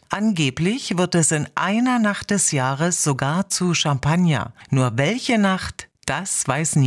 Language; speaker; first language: German; native; German